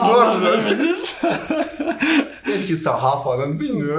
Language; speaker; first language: Turkish; non-native, learner; Portuguese